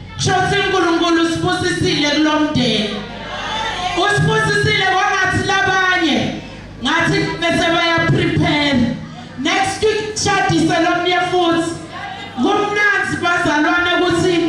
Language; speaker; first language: Zulu; non-native, local second language; Swati